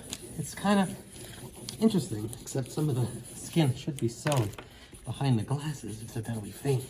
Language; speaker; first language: English; native; English